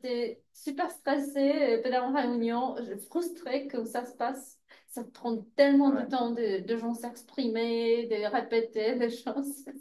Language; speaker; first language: French; non-native, fluent; Polish